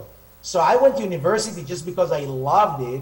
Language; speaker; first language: English; non-native, fluent; Hebrew